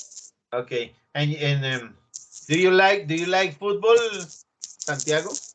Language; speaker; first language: English; non-native, learner; Spanish